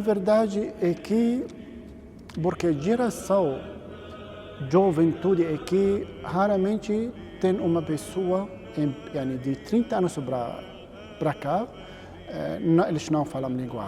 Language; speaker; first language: Portuguese; non-native, learner; Arabic